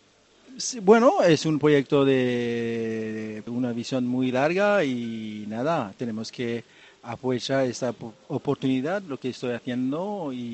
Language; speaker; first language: Spanish; non-native, fluent; French